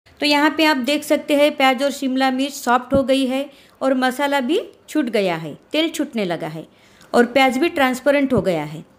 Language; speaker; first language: Hindi; non-native, local second language; Marathi